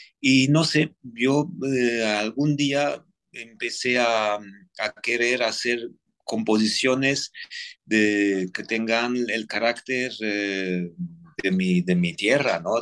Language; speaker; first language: Spanish; non-native, fluent; Armenian